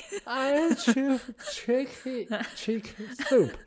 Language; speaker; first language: English; non-native, learner; Chinese